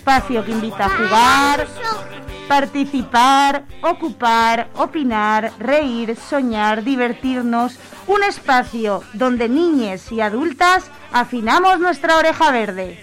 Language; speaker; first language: Spanish; native; Spanish